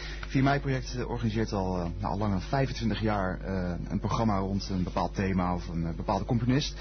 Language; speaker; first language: Dutch; native; Dutch